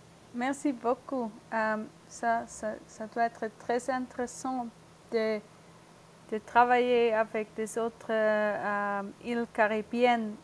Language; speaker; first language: French; non-native, learner; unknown